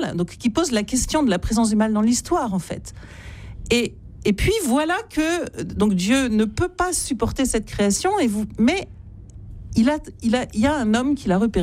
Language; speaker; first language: French; native; French